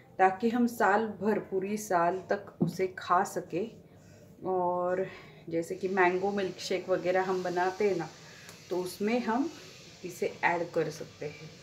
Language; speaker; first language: Hindi; non-native, local second language; Marathi